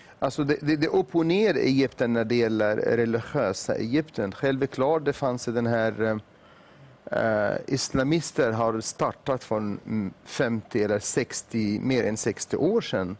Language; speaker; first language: Swedish; non-native, fluent; Arabic